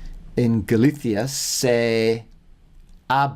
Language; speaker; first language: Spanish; non-native, learner; English